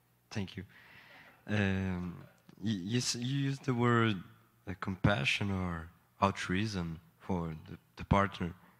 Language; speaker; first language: English; non-native, fluent; Portuguese